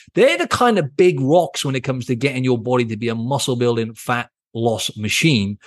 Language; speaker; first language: English; native; English